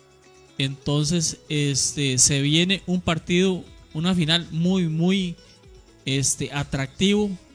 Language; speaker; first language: Spanish; native; Spanish